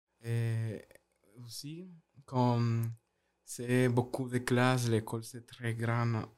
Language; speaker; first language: French; non-native, learner; Spanish